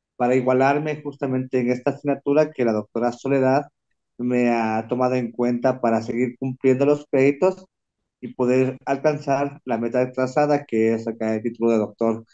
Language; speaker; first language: Spanish; native; Spanish